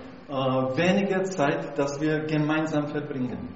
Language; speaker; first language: German; non-native, learner; Czech